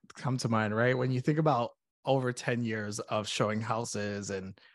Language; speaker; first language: English; native; English